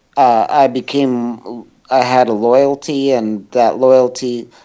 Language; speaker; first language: English; native; English